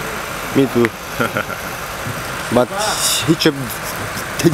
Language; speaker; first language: English; non-native, learner; Russian